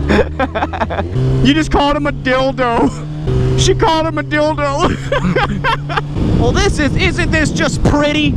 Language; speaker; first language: English; native; English